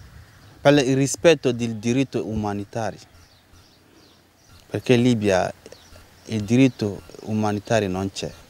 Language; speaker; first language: Italian; non-native, learner; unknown